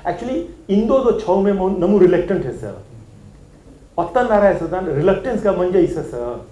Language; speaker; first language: Korean; non-native, learner; Hindi